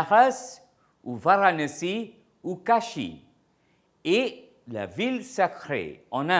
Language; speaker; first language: French; non-native, fluent; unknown